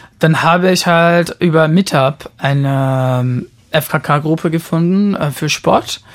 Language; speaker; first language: German; non-native, fluent; Portuguese